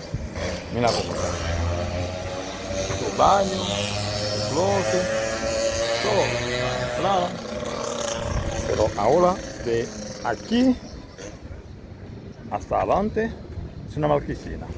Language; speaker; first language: Spanish; non-native, learner; Haitian Creole